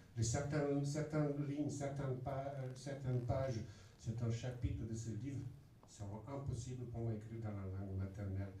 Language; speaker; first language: French; non-native, fluent; Bosnian